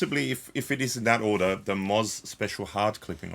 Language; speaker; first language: English; native; English